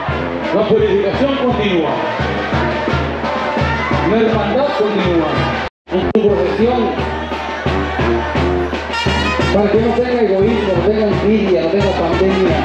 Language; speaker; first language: Spanish; native; Spanish